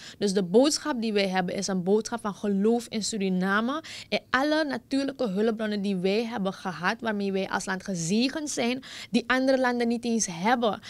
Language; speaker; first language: Dutch; native; Dutch